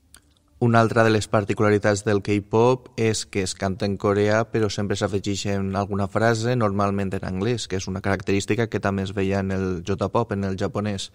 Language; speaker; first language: Catalan; native; Catalan